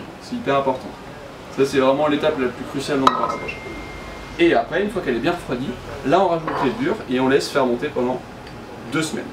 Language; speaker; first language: French; native; French